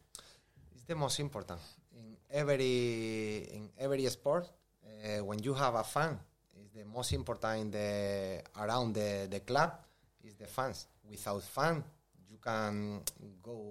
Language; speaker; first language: English; non-native, learner; Spanish